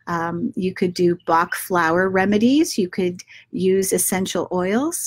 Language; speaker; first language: English; native; English